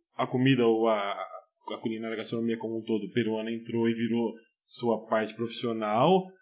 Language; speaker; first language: Portuguese; native; Portuguese